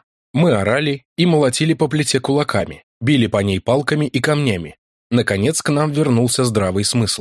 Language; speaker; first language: Russian; native; Russian